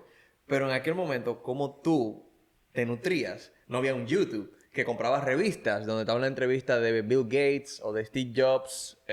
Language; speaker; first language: Spanish; native; Spanish